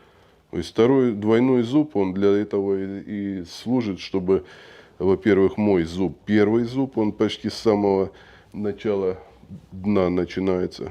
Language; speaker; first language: Russian; native; Russian